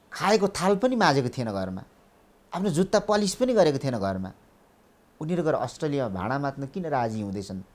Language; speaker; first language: Nepali; native; Nepali